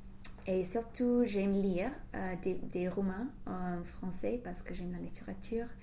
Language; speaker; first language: French; non-native, fluent; English